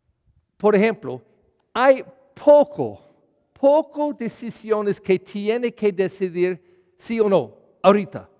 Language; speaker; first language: Spanish; non-native, learner; English